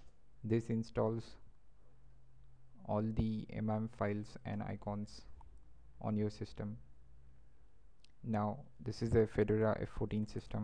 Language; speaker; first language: English; non-native, local second language; Marathi